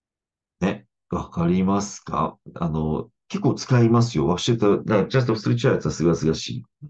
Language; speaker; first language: Japanese; native; Japanese